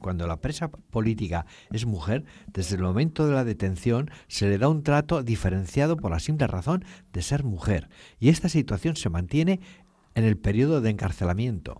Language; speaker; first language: Spanish; native; Spanish